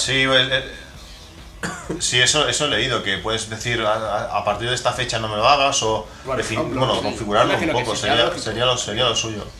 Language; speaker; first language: Spanish; native; Spanish